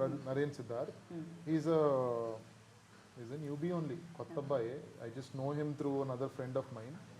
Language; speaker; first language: Telugu; native; Telugu